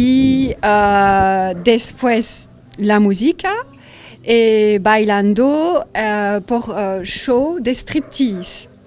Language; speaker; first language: Spanish; non-native, learner; French